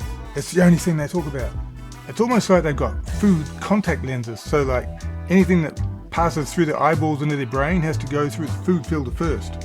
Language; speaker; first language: English; native; English